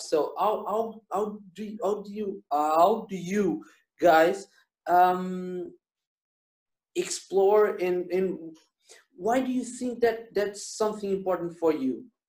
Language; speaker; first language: English; non-native, fluent; Portuguese